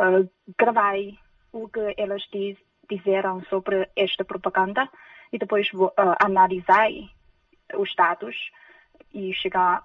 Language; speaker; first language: Portuguese; non-native, fluent; Chinese